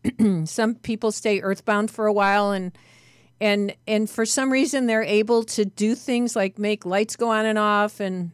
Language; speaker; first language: English; native; English